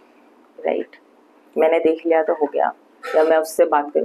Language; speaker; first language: Hindi; native; Hindi